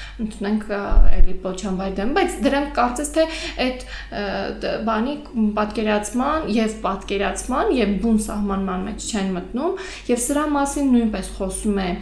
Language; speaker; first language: Armenian; native; Armenian